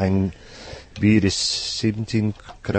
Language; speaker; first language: German; non-native, learner; Dutch